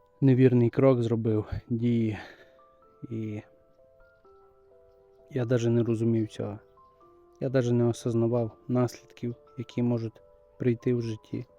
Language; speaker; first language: Ukrainian; native; Ukrainian